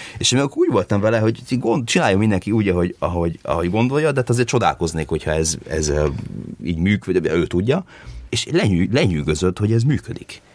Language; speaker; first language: Hungarian; early bilingual, heritage; Hungarian